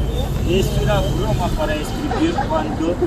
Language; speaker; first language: Spanish; non-native, learner; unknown